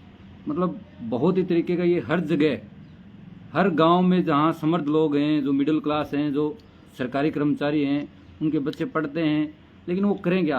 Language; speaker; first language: Hindi; native; Hindi